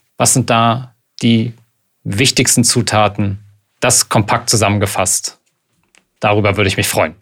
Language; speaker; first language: German; native; German